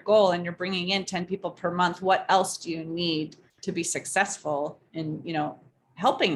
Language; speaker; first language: English; native; English